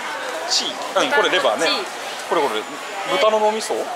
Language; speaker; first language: Japanese; native; Japanese